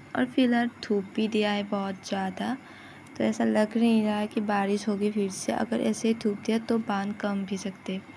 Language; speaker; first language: Hindi; non-native, local second language; Assamese